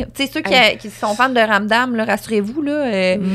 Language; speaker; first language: French; native; French